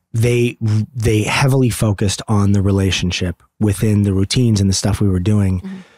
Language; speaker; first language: English; native; English